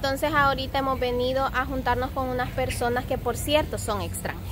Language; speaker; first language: Spanish; native; Spanish